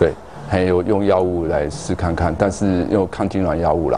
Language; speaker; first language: Chinese; native; Chinese